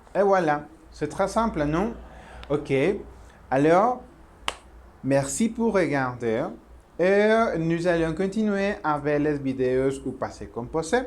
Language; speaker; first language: French; non-native, learner; Spanish